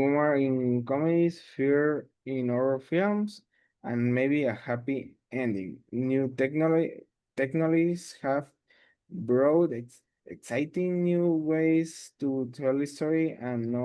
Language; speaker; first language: English; non-native, learner; Spanish